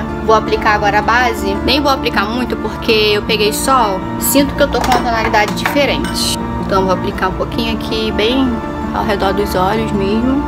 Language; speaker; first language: Portuguese; native; Portuguese